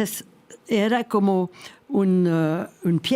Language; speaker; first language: Spanish; non-native, fluent; French